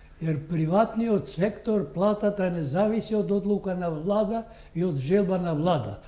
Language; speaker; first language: Macedonian; non-native, local second language; Albanian